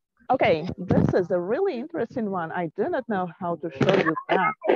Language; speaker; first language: English; non-native, fluent; Ukrainian